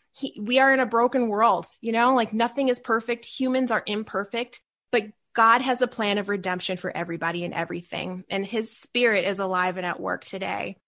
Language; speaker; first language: English; native; English